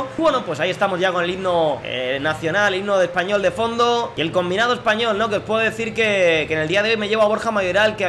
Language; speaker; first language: Spanish; native; Spanish